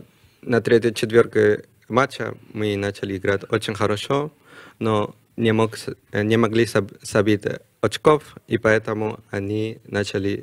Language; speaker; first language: Russian; non-native, learner; Spanish